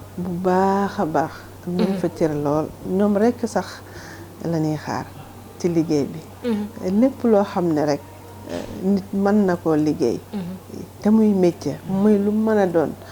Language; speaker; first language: Wolof; native; Wolof